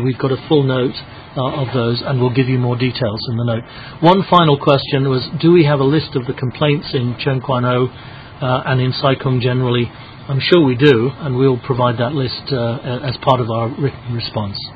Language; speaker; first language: English; native; English